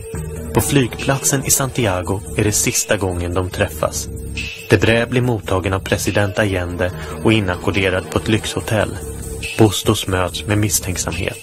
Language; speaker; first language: Swedish; native; Swedish